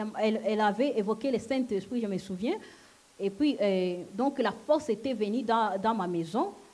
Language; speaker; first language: French; non-native, local second language; Lingala